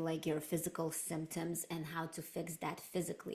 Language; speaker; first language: English; native; English